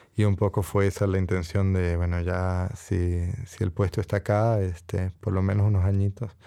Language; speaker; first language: Spanish; native; Spanish